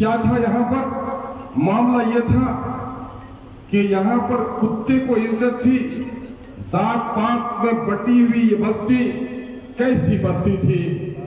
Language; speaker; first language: Urdu; native; Urdu